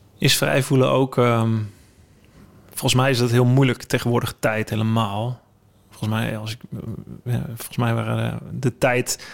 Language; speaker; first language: Dutch; native; Dutch